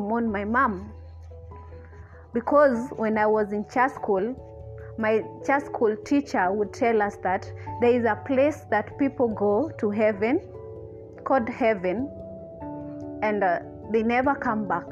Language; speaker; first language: English; non-native, local second language; Kikuyu